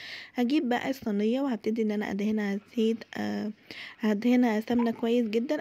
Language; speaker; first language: Arabic; native; Arabic